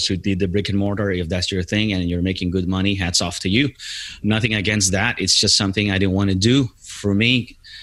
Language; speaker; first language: English; non-native, local second language; Filipino